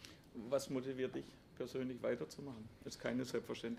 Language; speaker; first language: German; native; German